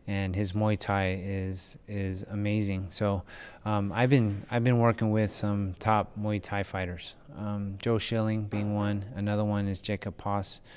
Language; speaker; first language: English; early bilingual, other home language; Filipino